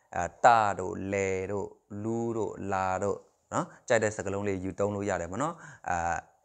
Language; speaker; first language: Burmese; non-native, local second language; Shan